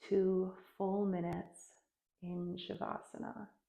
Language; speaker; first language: English; native; English